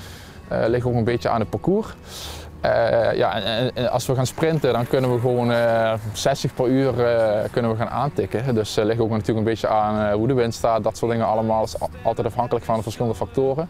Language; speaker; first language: Dutch; native; Dutch